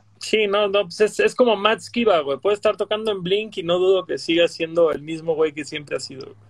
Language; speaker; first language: Spanish; native; Spanish